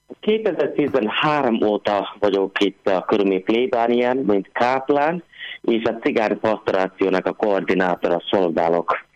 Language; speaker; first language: Hungarian; non-native, fluent; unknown